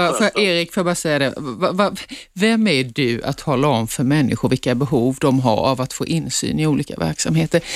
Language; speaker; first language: Swedish; native; Swedish